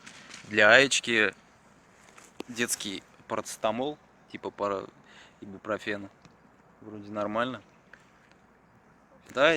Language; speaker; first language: Russian; native; Russian